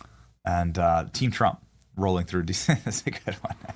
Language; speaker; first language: English; native; English